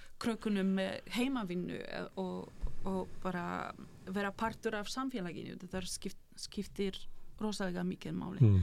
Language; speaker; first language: Icelandic; non-native, fluent; Polish